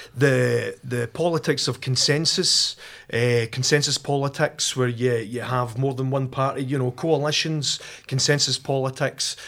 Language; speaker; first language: English; native; English